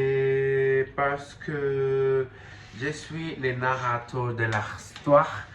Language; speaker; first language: French; non-native, learner; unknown